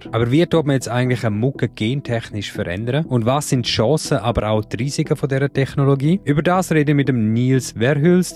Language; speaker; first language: German; native; German